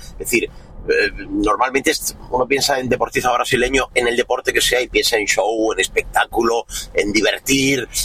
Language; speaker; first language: Spanish; native; Spanish